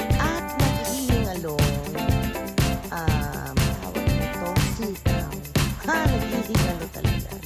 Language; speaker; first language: Filipino; non-native, local second language; Iloko